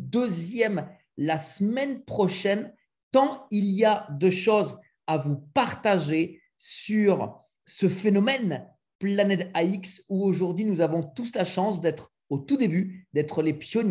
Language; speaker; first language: French; native; French